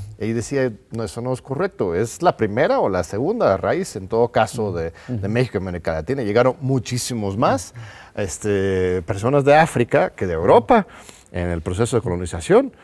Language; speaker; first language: Spanish; non-native, fluent; English